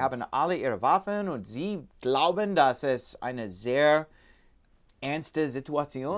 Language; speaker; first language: German; non-native, learner; English